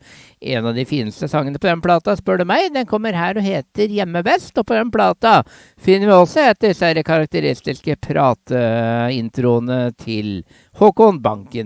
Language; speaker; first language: Norwegian; native; Norwegian